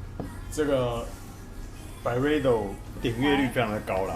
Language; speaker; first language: Chinese; native; Chinese